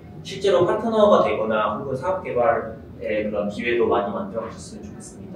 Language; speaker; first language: Korean; native; Korean